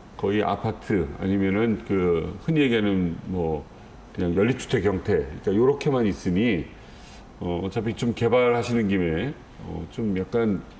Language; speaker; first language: Korean; native; Korean